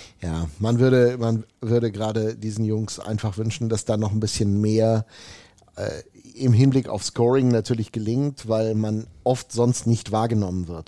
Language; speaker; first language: German; native; German